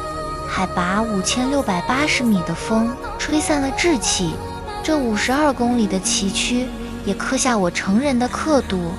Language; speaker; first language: Chinese; native; Chinese